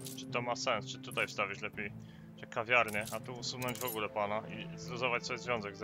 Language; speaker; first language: Polish; native; Polish